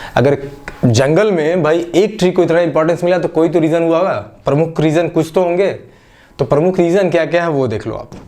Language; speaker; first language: Hindi; non-native, local second language; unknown